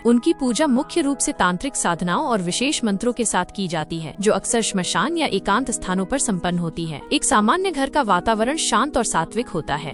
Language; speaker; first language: Hindi; native; Hindi